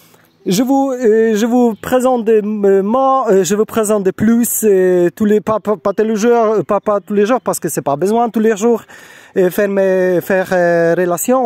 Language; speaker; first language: French; non-native, learner; Polish